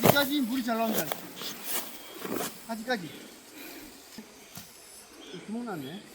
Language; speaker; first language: Korean; native; Korean